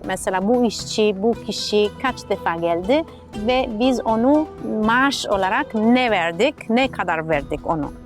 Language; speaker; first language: Turkish; non-native, learner; Italian